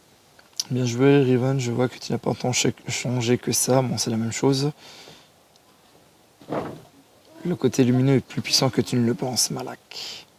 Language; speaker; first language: French; native; French